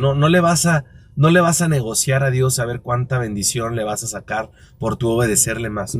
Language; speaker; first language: Spanish; native; Spanish